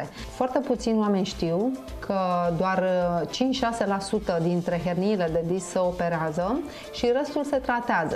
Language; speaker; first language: Romanian; native; Romanian